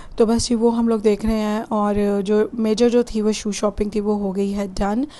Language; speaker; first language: Urdu; native; Urdu